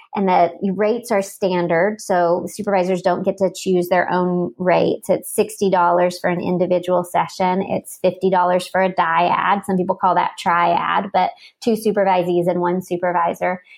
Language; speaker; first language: English; native; English